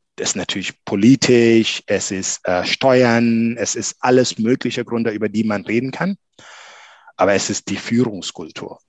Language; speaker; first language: German; non-native, fluent; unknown